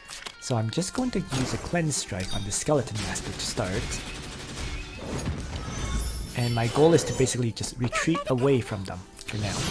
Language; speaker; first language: English; native; English